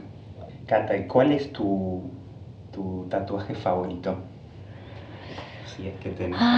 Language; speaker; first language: Spanish; native; Spanish